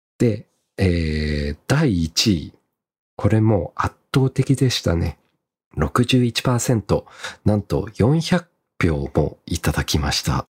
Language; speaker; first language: Japanese; early bilingual, heritage; Japanese